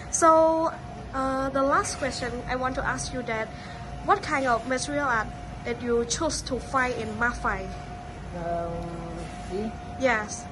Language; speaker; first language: English; non-native, learner; Khmer